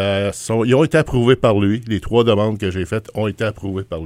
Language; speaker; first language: French; native; French